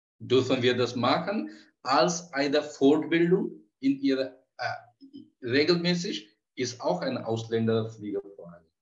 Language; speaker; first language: German; non-native, learner; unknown